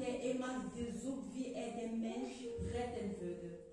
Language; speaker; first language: German; non-native, fluent; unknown